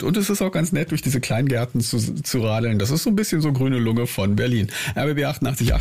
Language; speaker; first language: German; native; German